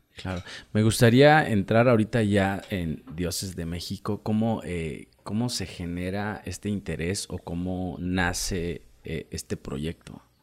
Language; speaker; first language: Spanish; native; Spanish